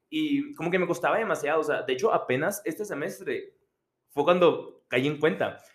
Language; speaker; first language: Spanish; native; Spanish